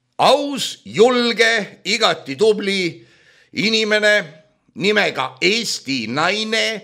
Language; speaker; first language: Estonian; native; Estonian